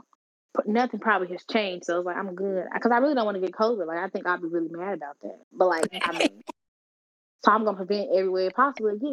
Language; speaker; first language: English; native; English